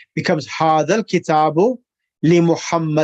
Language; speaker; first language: Arabic; non-native, fluent; English